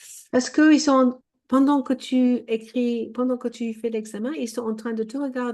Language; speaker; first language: French; non-native, fluent; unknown